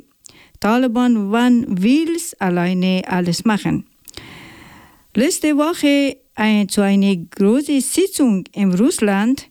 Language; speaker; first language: German; non-native, learner; Persian